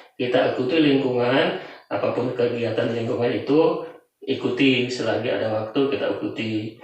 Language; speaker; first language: Indonesian; non-native, local second language; Javanese